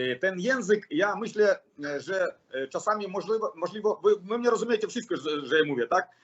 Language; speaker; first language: Polish; non-native, learner; Russian